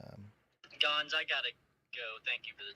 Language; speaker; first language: English; native; English